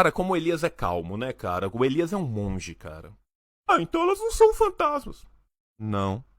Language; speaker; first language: Portuguese; native; Portuguese